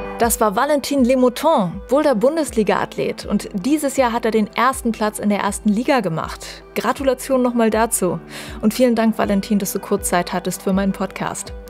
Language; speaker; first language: German; native; German